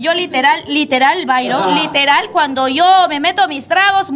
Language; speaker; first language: Spanish; native; Spanish